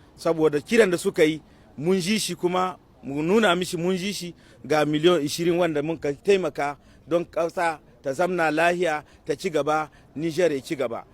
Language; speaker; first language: Hausa; native; Hausa